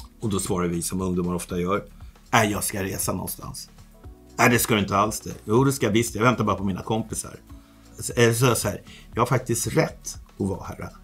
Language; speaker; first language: Swedish; early bilingual, other home language; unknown